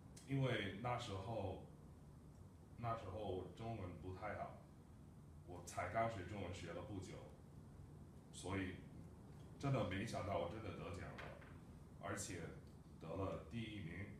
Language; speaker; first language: Chinese; non-native, fluent; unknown